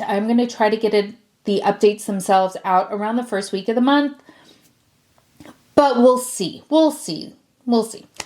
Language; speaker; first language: English; native; English